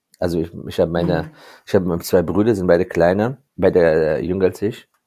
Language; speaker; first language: German; non-native, fluent; Persian